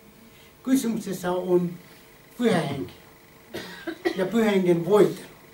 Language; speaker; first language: Finnish; non-native, fluent; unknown